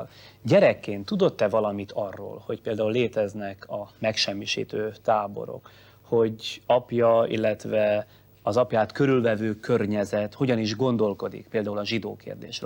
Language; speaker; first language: Hungarian; native; Hungarian